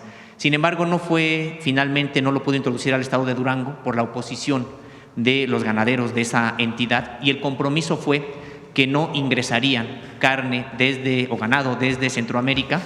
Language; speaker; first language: Spanish; native; Spanish